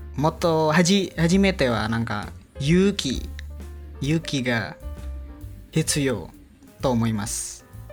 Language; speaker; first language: Japanese; non-native, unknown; Indonesian